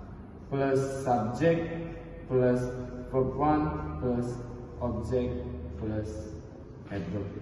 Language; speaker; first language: English; non-native, learner; Indonesian